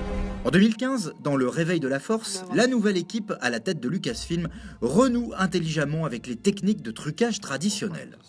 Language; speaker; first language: French; native; French